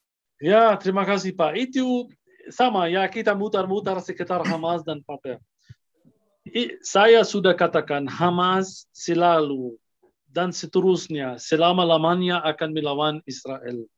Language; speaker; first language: Indonesian; non-native, fluent; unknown